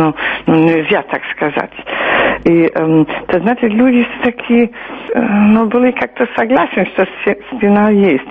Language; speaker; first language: Russian; non-native, fluent; German